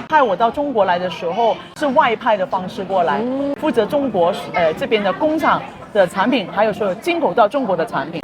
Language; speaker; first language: Chinese; native; Chinese